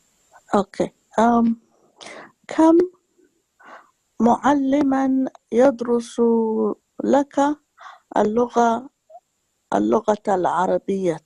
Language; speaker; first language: Arabic; non-native, learner; Tigrinya